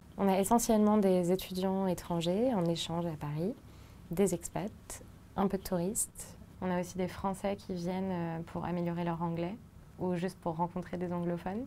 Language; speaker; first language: French; native; French